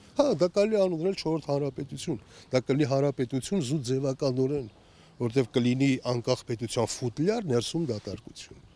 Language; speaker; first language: Armenian; native; Armenian